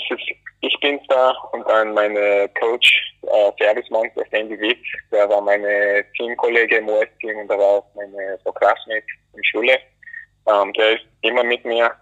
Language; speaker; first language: German; non-native, fluent; English